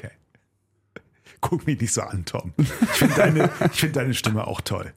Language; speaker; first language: German; native; German